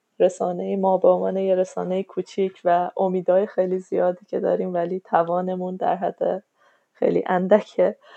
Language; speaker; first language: Persian; native; Persian